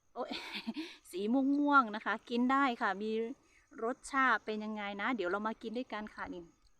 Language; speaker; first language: Thai; non-native, local second language; Hmong